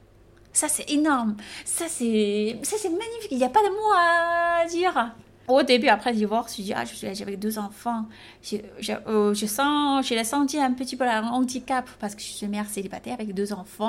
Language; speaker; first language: French; non-native, fluent; Chinese